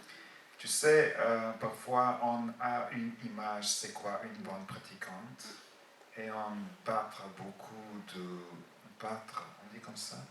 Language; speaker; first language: French; non-native, fluent; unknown